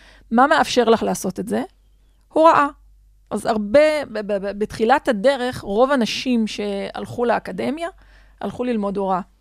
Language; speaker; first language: Hebrew; non-native, local second language; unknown